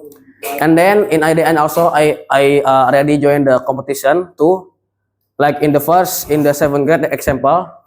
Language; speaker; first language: English; non-native, learner; Indonesian